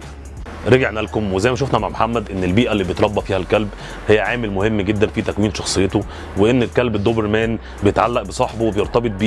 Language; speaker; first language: Arabic; native; Arabic